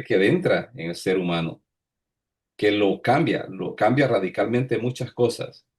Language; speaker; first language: Spanish; native; Spanish